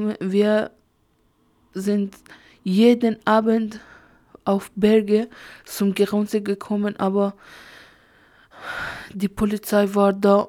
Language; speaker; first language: German; non-native, learner; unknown